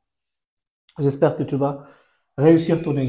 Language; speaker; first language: French; non-native, fluent; Bangla